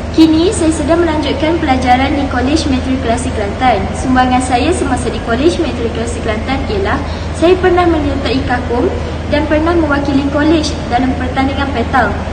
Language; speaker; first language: Malay; native; Malay